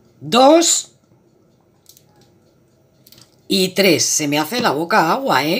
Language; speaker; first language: Spanish; native; Spanish